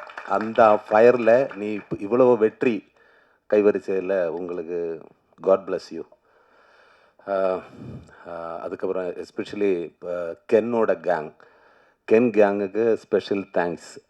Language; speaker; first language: Tamil; non-native, learner; Malayalam